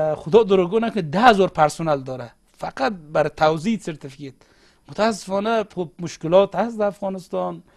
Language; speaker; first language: Persian; non-native, local second language; Uzbek